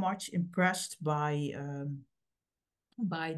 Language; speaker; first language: English; non-native, fluent; Dutch